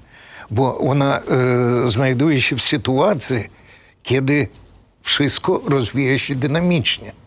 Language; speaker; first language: Polish; non-native, fluent; Russian